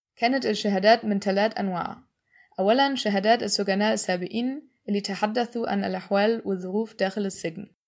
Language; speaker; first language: Arabic; non-native, fluent; German